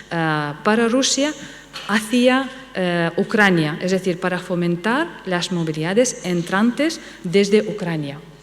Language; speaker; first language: Spanish; non-native, fluent; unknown